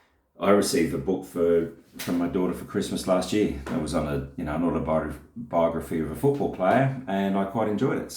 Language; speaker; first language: English; native; English